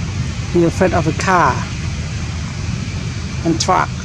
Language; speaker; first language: English; non-native, learner; Khmer